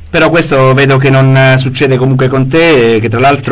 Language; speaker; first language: Italian; native; Italian